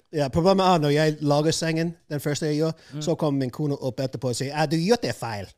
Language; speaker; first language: Norwegian; non-native, fluent; English